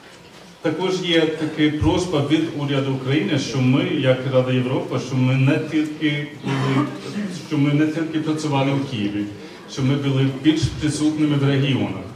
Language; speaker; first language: Ukrainian; non-native, fluent; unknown